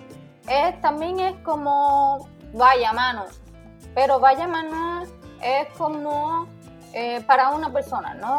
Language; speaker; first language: Spanish; native; Spanish